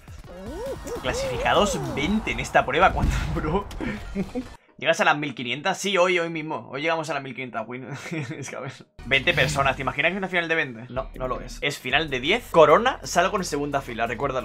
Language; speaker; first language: Spanish; native; Spanish